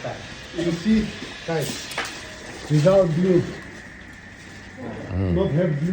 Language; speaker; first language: English; non-native, learner; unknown